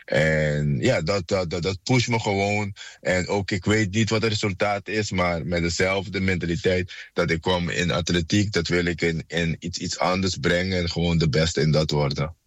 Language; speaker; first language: Dutch; non-native, fluent; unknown